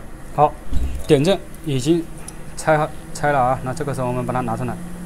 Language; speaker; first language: Chinese; native; Chinese